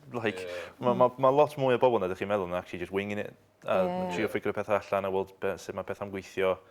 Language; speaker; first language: Welsh; native; Welsh